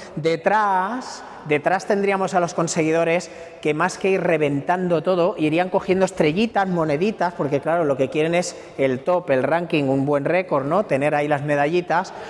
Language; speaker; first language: Spanish; non-native, local second language; Catalan